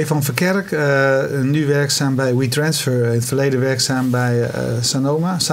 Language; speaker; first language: Dutch; native; Dutch